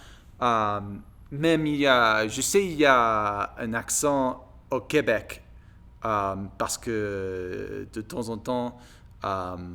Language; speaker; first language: French; non-native, learner; English